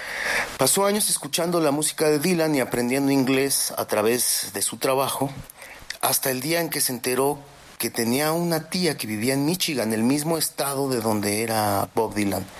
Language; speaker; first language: Spanish; native; Spanish